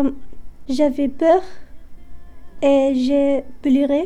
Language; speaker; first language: French; non-native, learner; Arabic